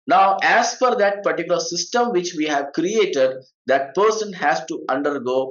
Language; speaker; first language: English; non-native, local second language; Malayalam